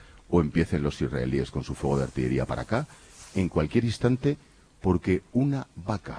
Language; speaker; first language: Spanish; native; Spanish